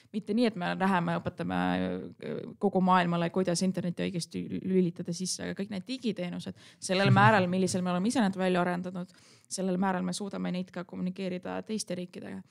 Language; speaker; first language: Estonian; non-native, local second language; Russian